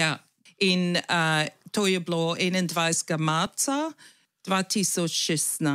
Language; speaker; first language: Slovenian; early bilingual, heritage; Slovenian